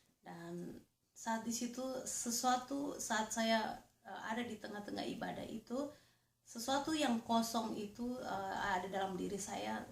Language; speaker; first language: Indonesian; native; Indonesian